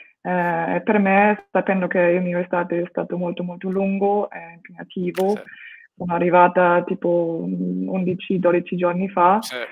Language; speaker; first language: Italian; non-native, fluent; German